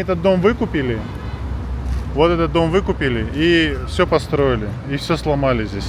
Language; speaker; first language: Russian; native; Russian